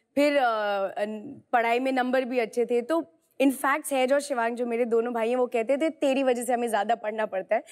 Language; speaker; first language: Hindi; native; Hindi